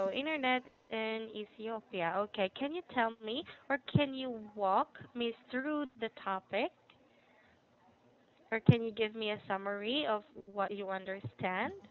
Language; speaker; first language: English; non-native, fluent; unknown